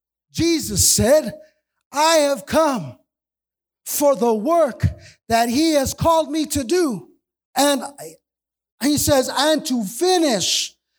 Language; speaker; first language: English; native; English